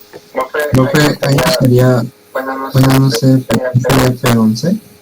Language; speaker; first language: Spanish; native; Spanish